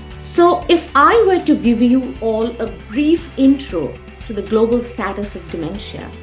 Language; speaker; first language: English; non-native, local second language; Bangla